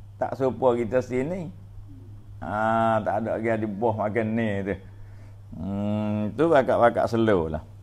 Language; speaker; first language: Malay; native; Malay